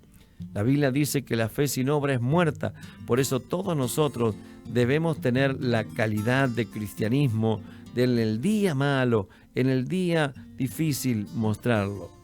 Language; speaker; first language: Spanish; native; Spanish